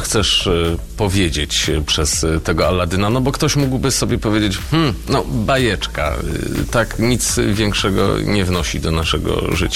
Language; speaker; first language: Polish; native; Polish